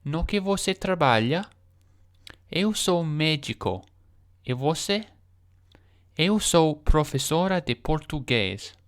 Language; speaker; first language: Portuguese; non-native, learner; English